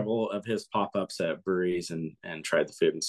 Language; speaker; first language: English; native; English